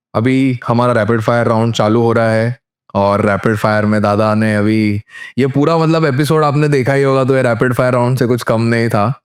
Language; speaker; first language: Hindi; non-native, local second language; Marathi